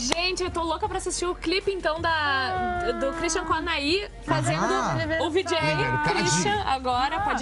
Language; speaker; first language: Portuguese; native; Portuguese